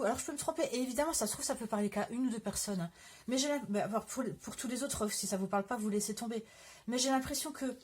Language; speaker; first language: French; native; French